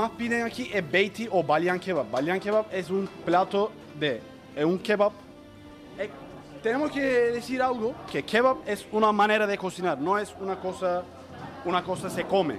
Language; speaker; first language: Spanish; non-native, learner; Turkish